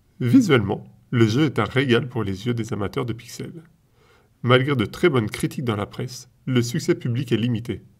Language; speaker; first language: French; native; French